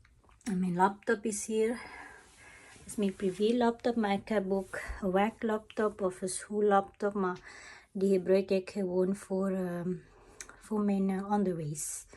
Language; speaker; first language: Dutch; non-native, fluent; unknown